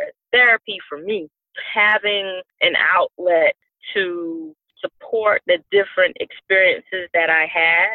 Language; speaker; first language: English; native; English